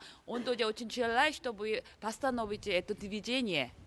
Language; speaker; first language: Russian; non-native, fluent; Korean